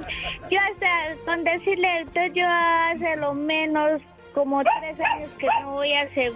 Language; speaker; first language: Spanish; native; Spanish